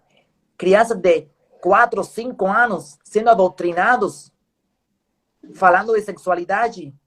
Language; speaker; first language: Portuguese; non-native, fluent; Spanish